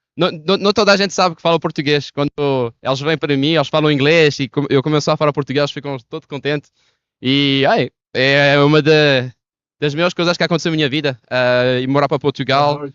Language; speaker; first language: Portuguese; non-native, fluent; French